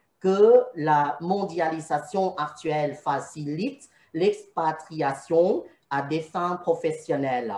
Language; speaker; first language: French; non-native, fluent; Thai